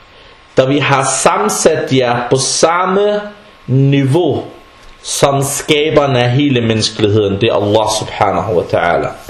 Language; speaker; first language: Danish; early bilingual, other home language; Arabic